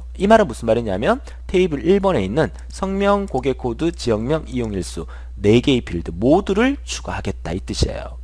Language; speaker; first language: Korean; native; Korean